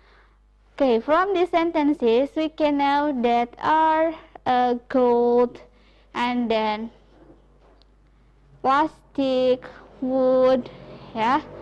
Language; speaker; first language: English; non-native, fluent; Indonesian